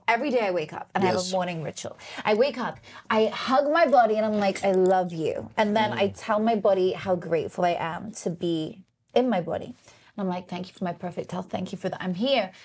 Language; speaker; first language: English; native; English